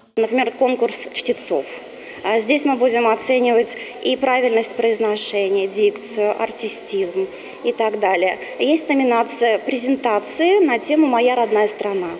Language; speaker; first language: Russian; native; Russian